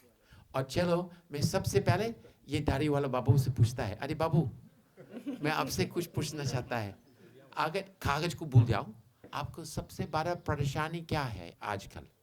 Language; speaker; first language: Hindi; non-native, fluent; English